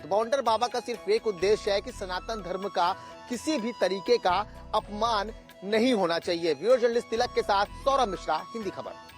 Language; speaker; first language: Hindi; native; Hindi